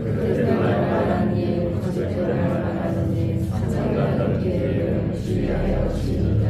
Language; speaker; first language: Korean; native; Korean